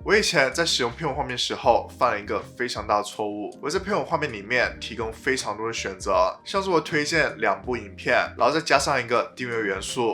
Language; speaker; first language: Chinese; native; Chinese